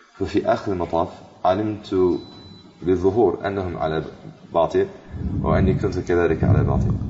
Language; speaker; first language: Arabic; non-native, fluent; English